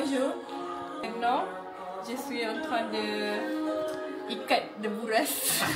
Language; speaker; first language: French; non-native, learner; Malay